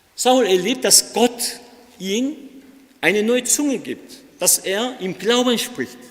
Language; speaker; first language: German; early bilingual, other home language; Korean